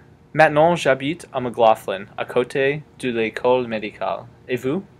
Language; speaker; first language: French; non-native, learner; English